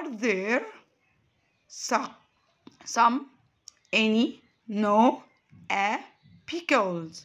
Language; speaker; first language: English; non-native, fluent; Arabic